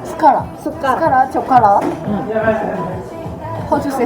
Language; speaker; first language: English; non-native, learner; Japanese